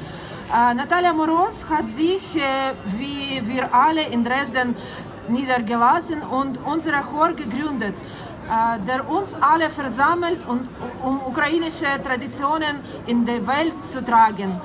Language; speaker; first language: German; non-native, learner; Ukrainian